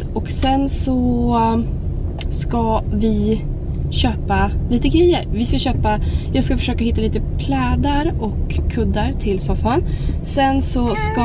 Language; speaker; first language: Swedish; native; Swedish